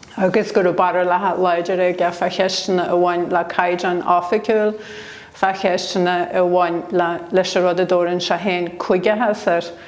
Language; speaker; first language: Irish; native; Irish